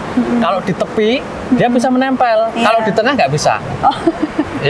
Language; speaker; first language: Indonesian; native; Indonesian